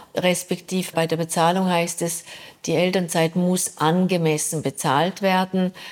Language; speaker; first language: German; native; German